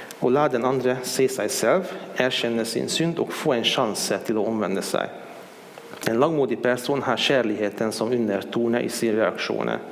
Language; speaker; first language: Swedish; non-native, fluent; Hungarian